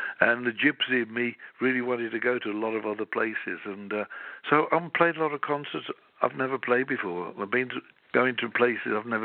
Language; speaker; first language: English; native; English